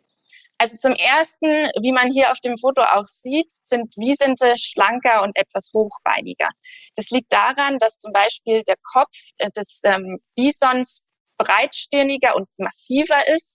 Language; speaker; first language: German; native; German